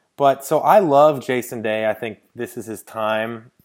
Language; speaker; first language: English; native; English